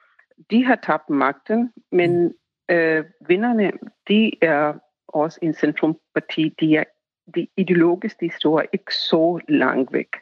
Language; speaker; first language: Danish; non-native, fluent; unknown